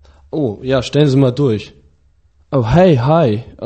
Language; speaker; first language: German; native; German